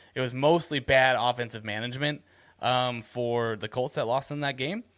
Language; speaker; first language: English; native; English